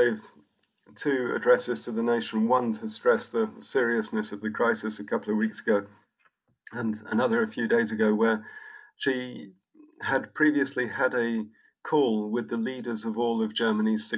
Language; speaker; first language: English; native; English